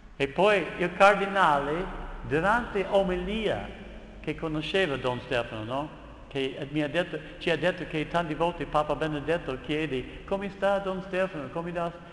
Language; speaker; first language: Italian; non-native, fluent; English